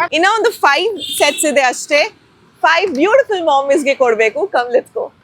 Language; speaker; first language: Kannada; native; Kannada